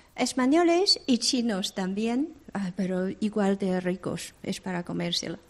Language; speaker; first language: Spanish; non-native, fluent; Chinese